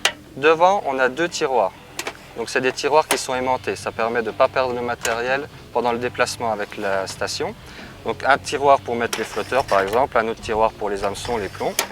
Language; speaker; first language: French; native; French